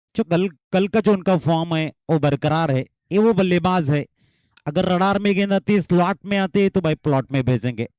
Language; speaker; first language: Hindi; non-native, local second language; Marathi